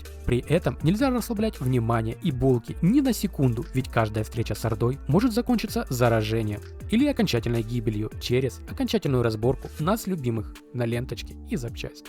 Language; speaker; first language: Russian; native; Russian